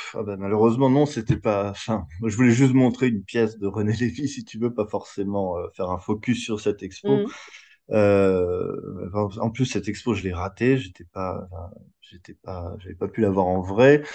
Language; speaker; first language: French; native; French